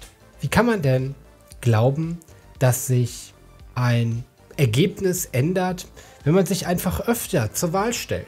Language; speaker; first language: German; native; German